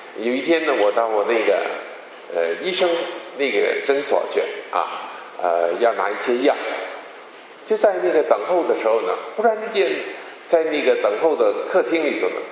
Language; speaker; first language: Chinese; non-native, local second language; Cantonese